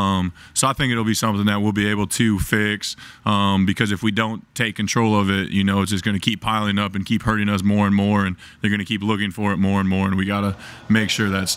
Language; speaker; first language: English; native; English